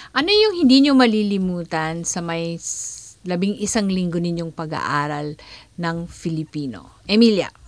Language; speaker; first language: Filipino; native; Filipino